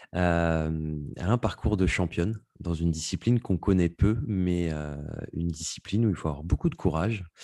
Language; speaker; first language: French; native; French